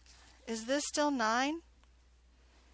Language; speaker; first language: English; native; English